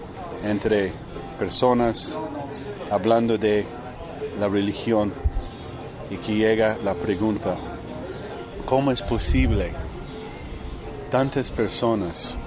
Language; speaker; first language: Spanish; non-native, fluent; Portuguese